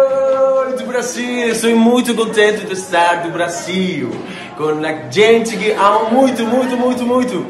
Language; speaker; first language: Portuguese; non-native, learner; Spanish